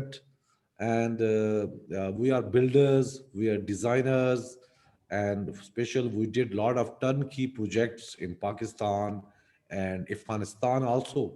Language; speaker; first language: English; non-native, local second language; Urdu